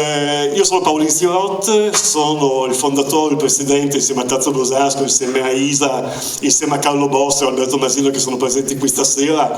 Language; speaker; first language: Italian; native; Italian